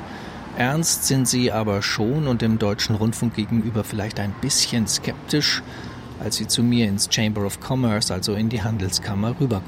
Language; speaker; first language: German; native; German